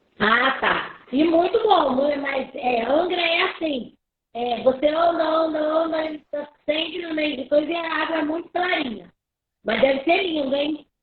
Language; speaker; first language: Portuguese; native; Portuguese